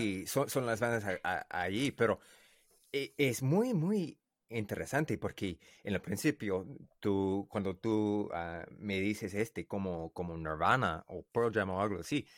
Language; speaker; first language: Spanish; non-native, learner; English